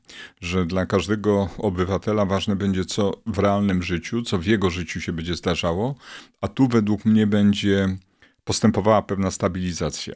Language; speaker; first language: Polish; native; Polish